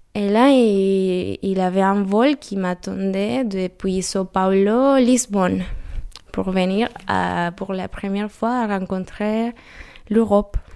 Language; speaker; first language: French; non-native, learner; Spanish